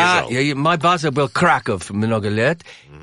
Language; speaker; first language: Russian; non-native, learner; English